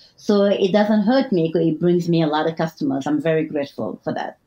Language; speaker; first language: English; non-native, fluent; French